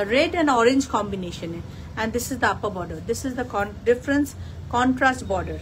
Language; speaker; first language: English; non-native, local second language; Bangla